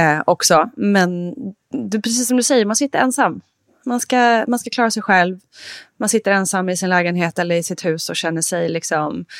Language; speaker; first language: Swedish; native; Swedish